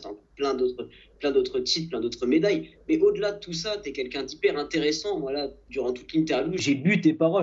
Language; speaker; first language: French; native; French